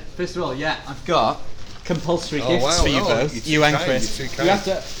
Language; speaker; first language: English; native; English